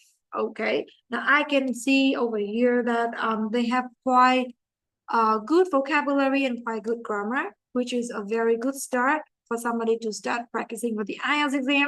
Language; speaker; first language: English; non-native, fluent; Vietnamese